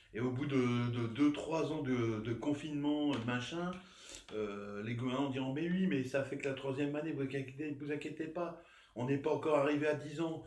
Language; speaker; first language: French; native; French